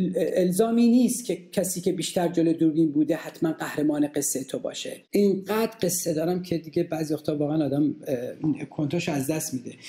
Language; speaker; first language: Persian; native; Persian